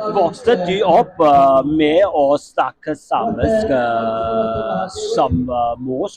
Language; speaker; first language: Norwegian; non-native, learner; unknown